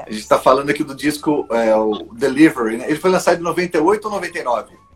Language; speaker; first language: Portuguese; native; Portuguese